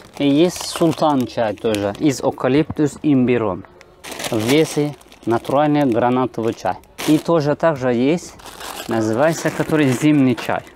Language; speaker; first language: Russian; non-native, learner; Turkish